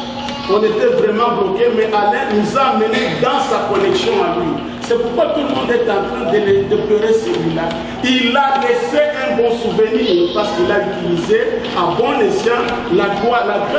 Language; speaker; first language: French; non-native, local second language; Lingala